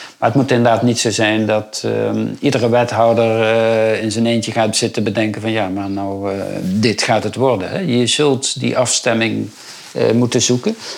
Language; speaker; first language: Dutch; native; Dutch